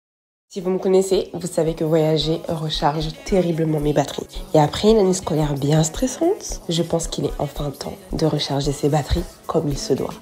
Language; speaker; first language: French; native; French